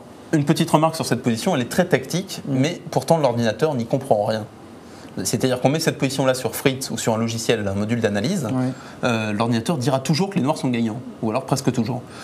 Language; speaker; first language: French; native; French